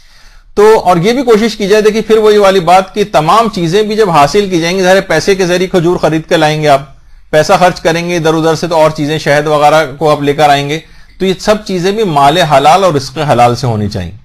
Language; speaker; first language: Urdu; native; Urdu